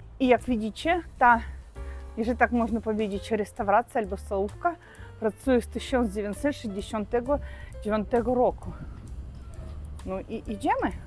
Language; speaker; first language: Polish; non-native, learner; Russian